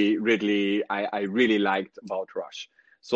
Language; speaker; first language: English; non-native, fluent; German